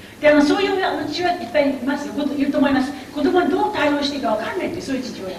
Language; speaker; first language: Japanese; native; Japanese